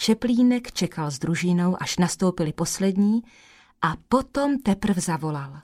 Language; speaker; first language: Czech; native; Czech